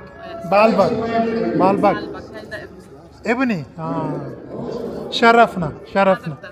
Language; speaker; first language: Arabic; non-native, learner; Urdu